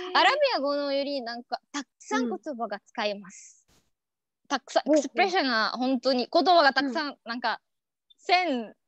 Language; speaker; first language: Japanese; non-native, learner; Arabic